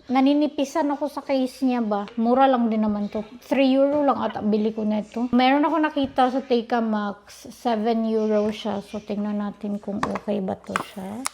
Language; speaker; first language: Filipino; non-native, local second language; Cebuano